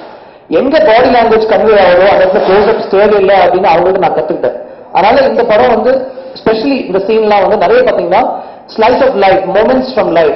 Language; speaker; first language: Tamil; native; Tamil